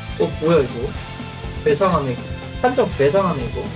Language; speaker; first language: Korean; native; Korean